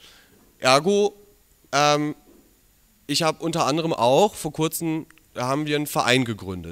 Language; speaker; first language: German; native; German